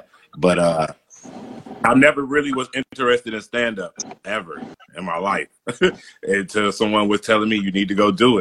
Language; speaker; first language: English; native; English